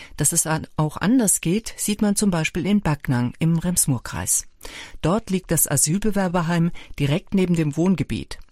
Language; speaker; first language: German; native; German